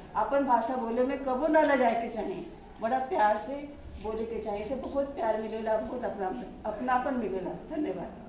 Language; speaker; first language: Bhojpuri; non-native, local second language; Hindi